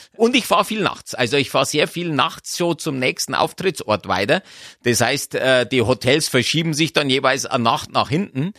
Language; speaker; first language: German; native; German